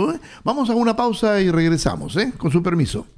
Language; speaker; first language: Spanish; native; Spanish